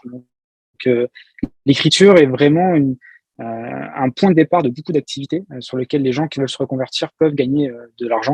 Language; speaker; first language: French; native; French